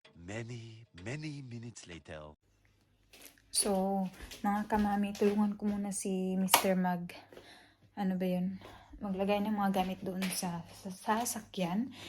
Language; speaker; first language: Filipino; non-native, local second language; Cebuano